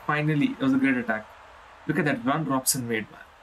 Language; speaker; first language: English; non-native, local second language; Hindi